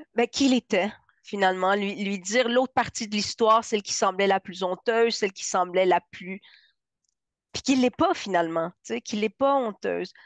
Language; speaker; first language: French; early bilingual, other home language; Spanish